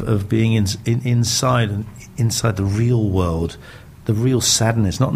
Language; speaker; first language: English; native; English